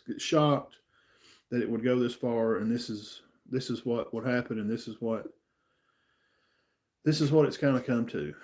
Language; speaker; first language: English; native; English